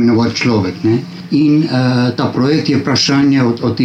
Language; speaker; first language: Slovenian; non-native, learner; Armenian